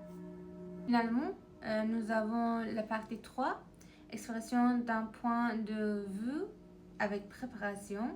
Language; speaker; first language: French; non-native, learner; Persian